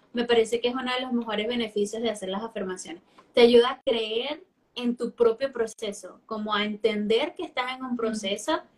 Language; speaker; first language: Spanish; native; Spanish